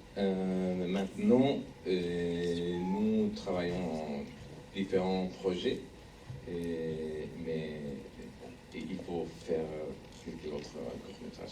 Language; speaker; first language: French; non-native, learner; Spanish